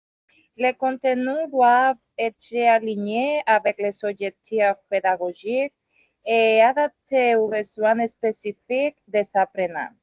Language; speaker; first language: French; non-native, learner; Spanish